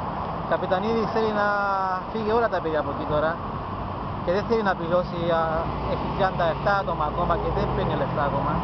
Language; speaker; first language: Greek; non-native, learner; Spanish